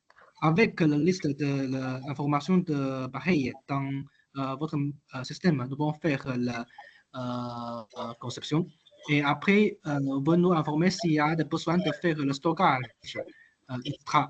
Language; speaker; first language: French; non-native, learner; Chinese